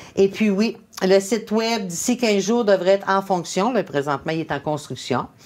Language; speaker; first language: French; native; French